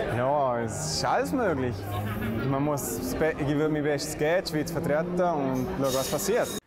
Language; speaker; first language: German; native; German